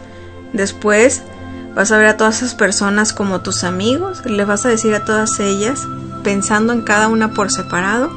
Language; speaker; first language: Spanish; native; Spanish